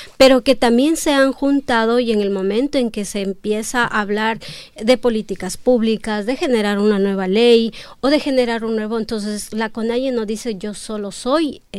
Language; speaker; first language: Spanish; non-native, local second language; Quechua